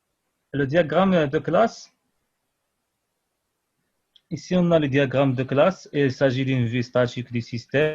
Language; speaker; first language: French; non-native, local second language; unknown